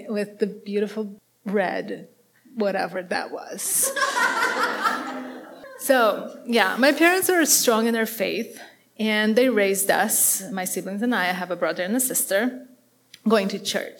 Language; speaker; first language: English; non-native, fluent; Portuguese